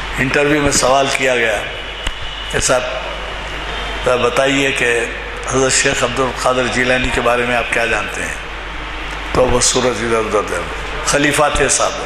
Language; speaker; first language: Urdu; native; Urdu